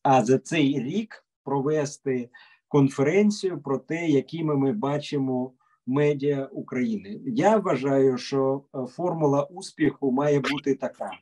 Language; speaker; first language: Ukrainian; native; Ukrainian